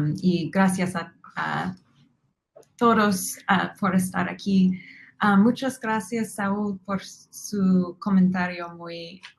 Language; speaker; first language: Spanish; non-native, fluent; English